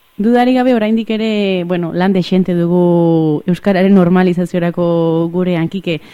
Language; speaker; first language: Basque; native; Basque